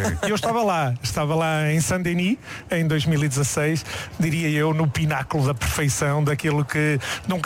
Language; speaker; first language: Portuguese; native; Portuguese